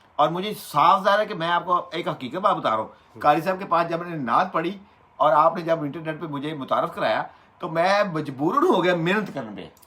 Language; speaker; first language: Urdu; non-native, local second language; Punjabi